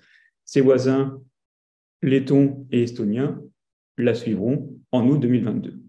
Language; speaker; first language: French; native; French